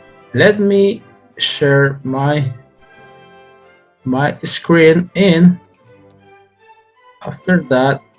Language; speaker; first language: English; non-native, learner; Spanish